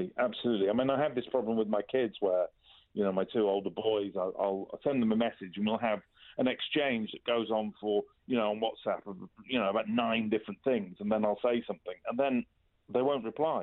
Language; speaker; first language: English; native; English